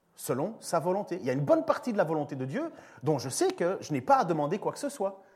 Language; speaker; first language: French; native; French